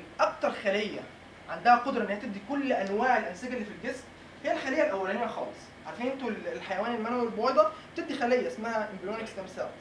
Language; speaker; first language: Arabic; native; Arabic